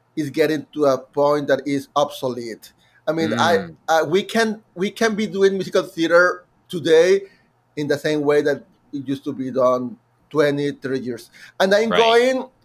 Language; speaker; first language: English; non-native, fluent; Spanish